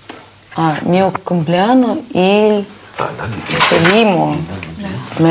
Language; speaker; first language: Italian; non-native, learner; Russian